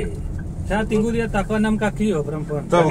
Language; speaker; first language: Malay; non-native, learner; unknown